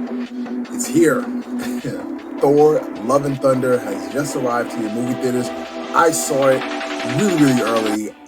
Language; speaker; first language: English; native; English